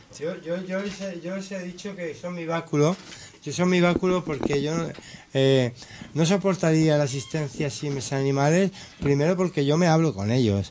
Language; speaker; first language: Spanish; native; Spanish